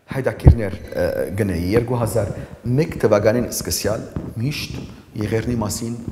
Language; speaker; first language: Armenian; early bilingual, heritage; Armenian